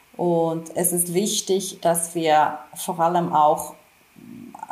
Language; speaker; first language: German; non-native, fluent; Finnish